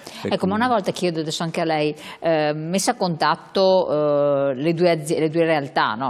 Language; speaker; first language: Italian; native; Italian